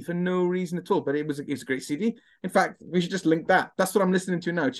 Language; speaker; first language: English; native; English